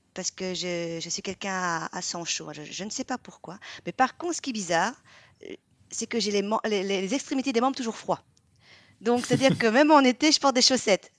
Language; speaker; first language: French; non-native, fluent; Vietnamese